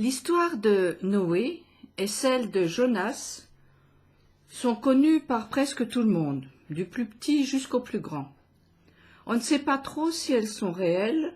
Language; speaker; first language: French; native; French